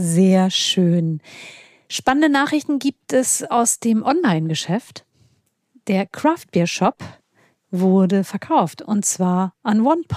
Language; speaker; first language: German; native; German